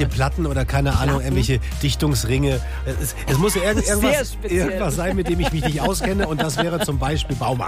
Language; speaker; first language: German; native; German